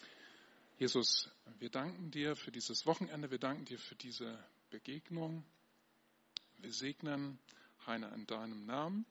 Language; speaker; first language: German; native; German